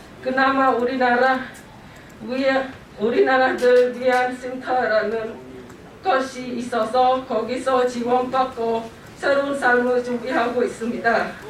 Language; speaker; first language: Korean; non-native, learner; Khmer